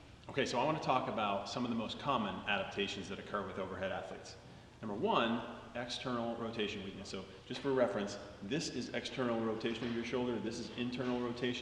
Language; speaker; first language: English; native; English